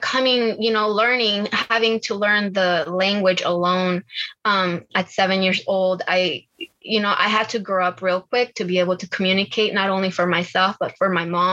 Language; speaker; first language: English; early bilingual, other home language; Spanish